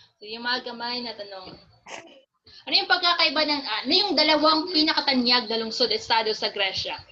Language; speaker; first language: Filipino; native; Filipino